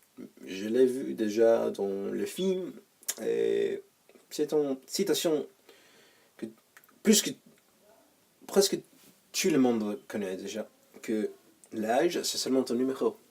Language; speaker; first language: French; non-native, learner; English